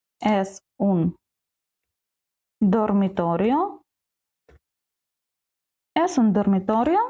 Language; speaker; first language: Spanish; non-native, learner; Ukrainian